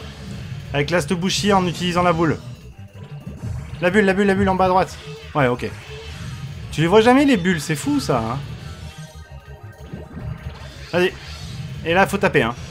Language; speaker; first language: French; native; French